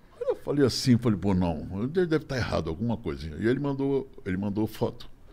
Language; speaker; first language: Portuguese; native; Portuguese